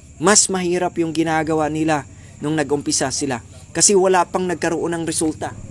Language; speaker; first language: Filipino; non-native, local second language; Cebuano